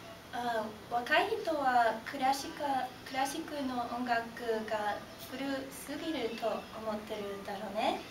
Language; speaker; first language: Japanese; non-native, learner; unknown